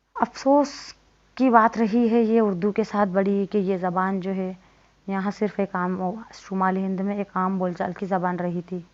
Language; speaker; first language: Urdu; native; Urdu